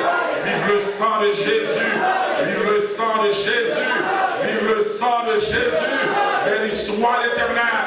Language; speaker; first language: French; non-native, local second language; Haitian Creole